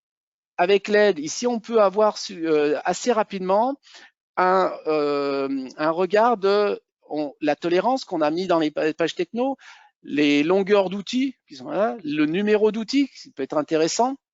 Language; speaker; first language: French; native; French